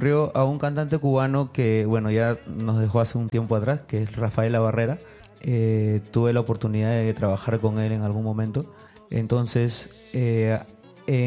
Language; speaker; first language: Spanish; native; Spanish